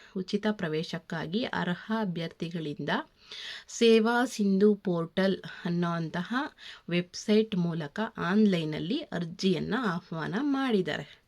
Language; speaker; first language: Kannada; native; Kannada